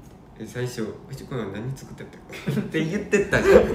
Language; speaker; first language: Japanese; non-native, fluent; Korean